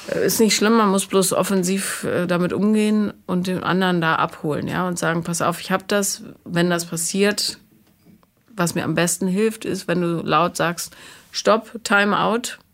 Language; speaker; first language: German; native; German